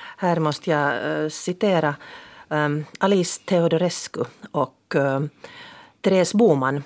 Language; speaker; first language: Swedish; native; Swedish